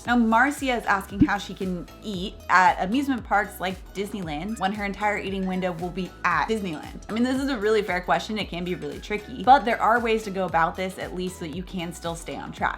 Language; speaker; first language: English; native; English